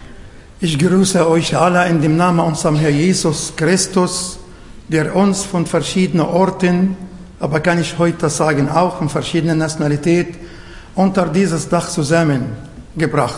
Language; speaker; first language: German; non-native, fluent; Arabic